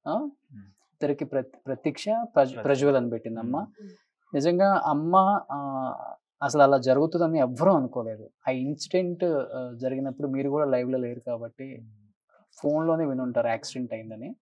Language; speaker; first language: Telugu; native; Telugu